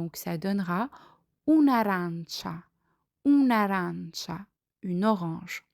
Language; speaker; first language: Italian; non-native, fluent; French